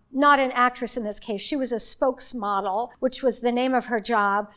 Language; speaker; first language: English; native; English